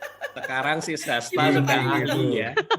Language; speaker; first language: Malay; native; Malay